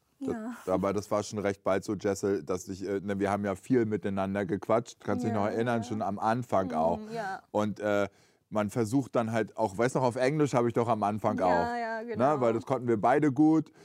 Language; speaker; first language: German; native; German